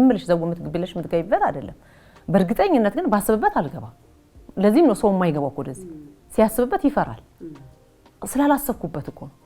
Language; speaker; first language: Amharic; native; Amharic